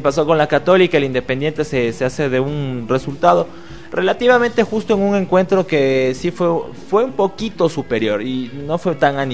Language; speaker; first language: Spanish; native; Spanish